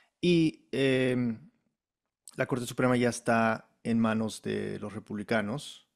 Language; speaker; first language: Spanish; early bilingual, heritage; Spanish